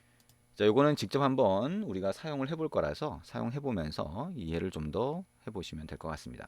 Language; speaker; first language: Korean; native; Korean